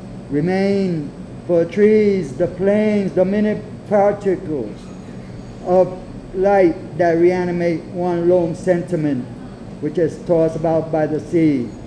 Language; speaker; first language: English; non-native, fluent; Spanish